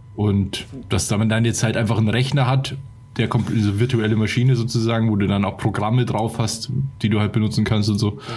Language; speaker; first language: German; early bilingual, other home language; Polish